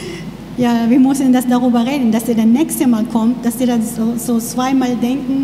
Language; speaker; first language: German; non-native, learner; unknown